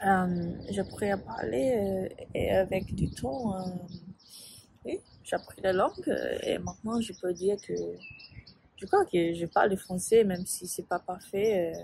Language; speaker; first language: French; non-native, learner; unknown